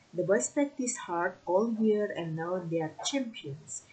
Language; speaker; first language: English; non-native, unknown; Indonesian